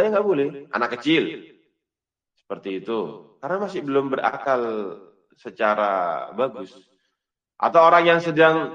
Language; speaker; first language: Indonesian; native; Indonesian